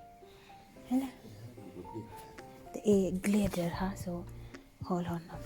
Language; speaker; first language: Swedish; non-native, learner; Filipino